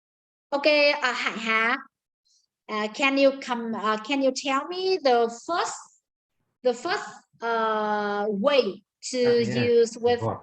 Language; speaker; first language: English; non-native, learner; Vietnamese